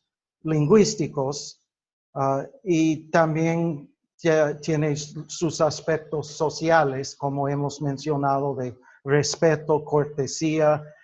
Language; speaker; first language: Spanish; non-native, fluent; English